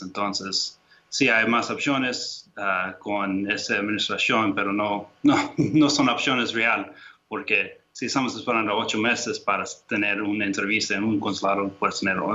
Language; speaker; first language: Spanish; non-native, fluent; English